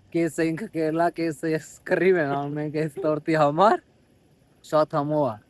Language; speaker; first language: Armenian; non-native, learner; Hindi